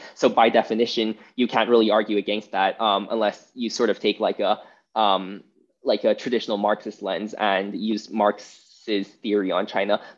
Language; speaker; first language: English; non-native, fluent; Chinese